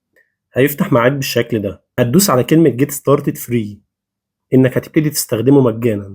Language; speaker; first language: Arabic; native; Arabic